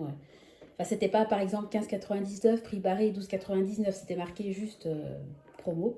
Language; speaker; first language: French; native; French